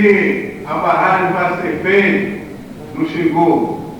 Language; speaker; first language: Portuguese; non-native, local second language; Kayapó